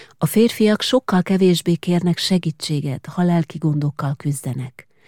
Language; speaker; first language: Hungarian; native; Hungarian